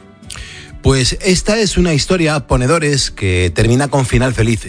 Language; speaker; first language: Spanish; native; Spanish